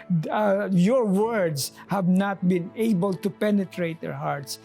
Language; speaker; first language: English; non-native, local second language; Filipino